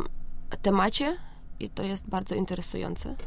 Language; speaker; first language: Polish; non-native, learner; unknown